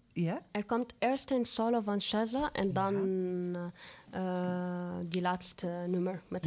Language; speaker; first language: Dutch; non-native, learner; Arabic